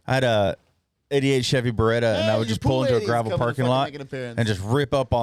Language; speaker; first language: English; native; English